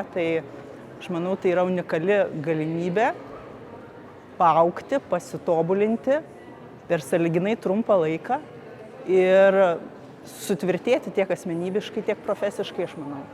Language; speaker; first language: Lithuanian; native; Lithuanian